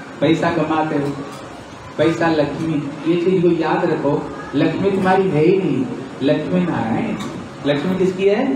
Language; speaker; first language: Hindi; native; Hindi